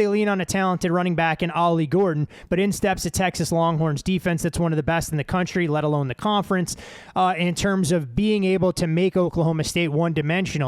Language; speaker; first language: English; native; English